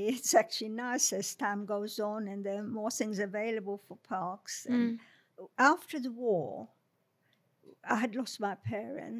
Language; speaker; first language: English; non-native, fluent; Polish